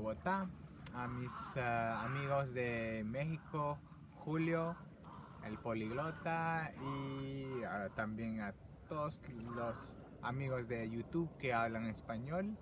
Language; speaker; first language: Spanish; non-native, fluent; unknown